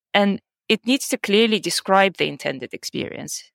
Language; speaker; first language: English; non-native, fluent; Russian